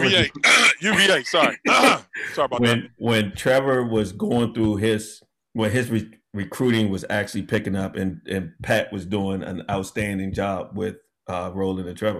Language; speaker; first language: English; native; English